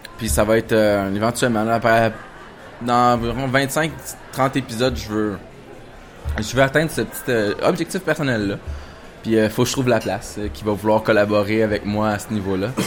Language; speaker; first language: French; native; French